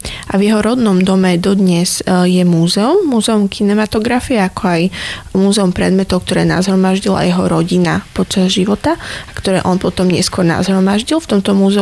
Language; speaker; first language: Slovak; native; Slovak